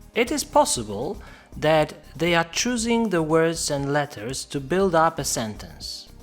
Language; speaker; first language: English; non-native, fluent; Polish